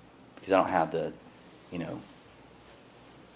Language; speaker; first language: English; native; English